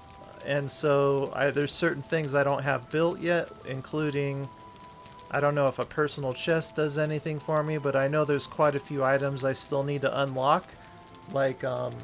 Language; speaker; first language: English; native; English